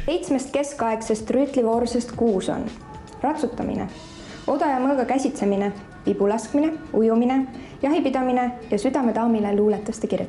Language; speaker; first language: Estonian; native; Estonian